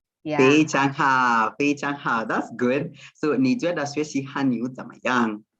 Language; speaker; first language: Chinese; non-native, fluent; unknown